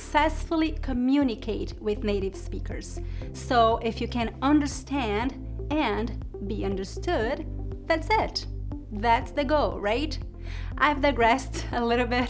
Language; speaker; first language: English; non-native, fluent; Portuguese